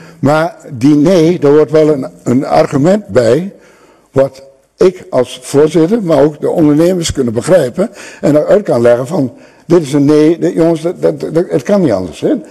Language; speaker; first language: Dutch; native; Dutch